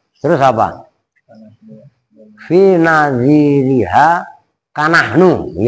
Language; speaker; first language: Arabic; non-native, fluent; Indonesian